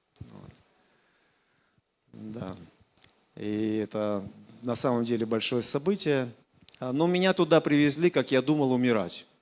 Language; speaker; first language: Russian; native; Russian